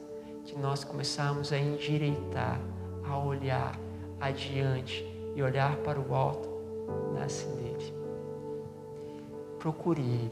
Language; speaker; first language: Portuguese; native; Portuguese